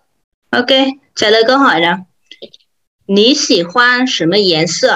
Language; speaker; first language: Chinese; non-native, fluent; Vietnamese